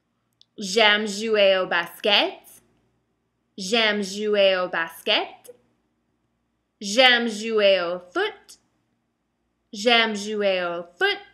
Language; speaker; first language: French; non-native, fluent; English